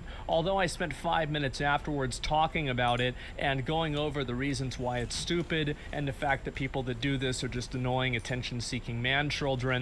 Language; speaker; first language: English; native; English